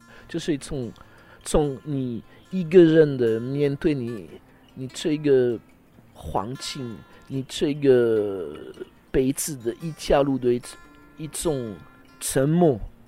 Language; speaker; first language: Chinese; non-native, fluent; French